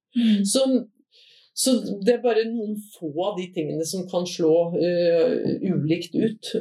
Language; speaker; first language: Norwegian; native; Norwegian